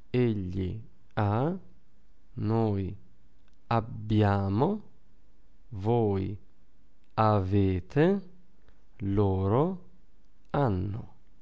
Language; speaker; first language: Italian; non-native, fluent; English